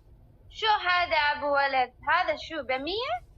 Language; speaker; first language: Arabic; non-native, learner; Oromo